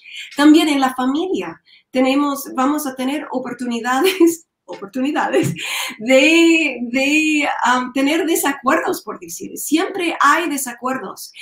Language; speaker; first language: Spanish; non-native, learner; English